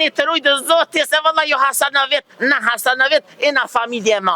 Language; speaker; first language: Albanian; native; Albanian